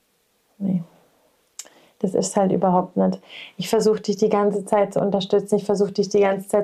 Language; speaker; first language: German; native; German